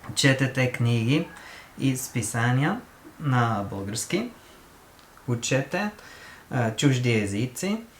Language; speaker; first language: Bulgarian; non-native, learner; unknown